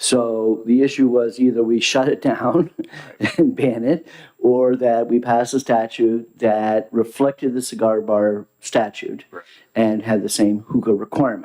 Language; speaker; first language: English; native; English